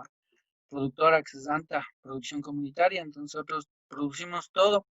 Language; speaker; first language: Spanish; non-native, local second language; Quechua